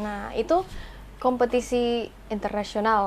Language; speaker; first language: Indonesian; native; Indonesian